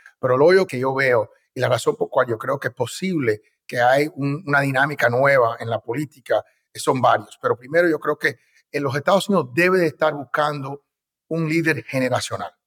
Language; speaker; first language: Spanish; early bilingual, heritage; Spanish